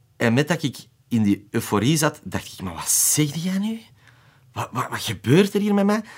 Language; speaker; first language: Dutch; native; Dutch